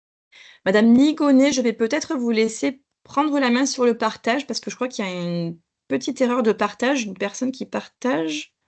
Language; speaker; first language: French; native; French